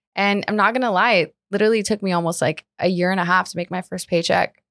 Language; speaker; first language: English; early bilingual, other home language; Spanish